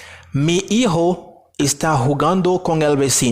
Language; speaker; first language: Spanish; non-native, fluent; Haitian Creole